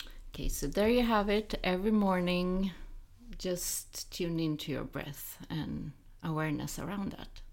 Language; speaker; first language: English; non-native, fluent; Swedish